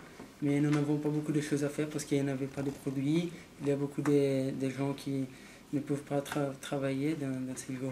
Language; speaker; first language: French; non-native, learner; Portuguese